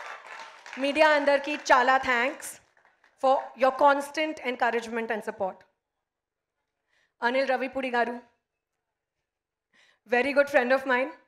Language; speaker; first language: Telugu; non-native, local second language; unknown